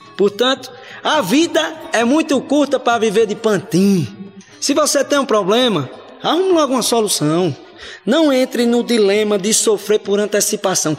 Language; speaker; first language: Portuguese; native; Portuguese